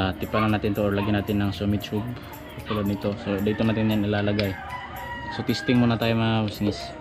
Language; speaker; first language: Filipino; non-native, local second language; Cebuano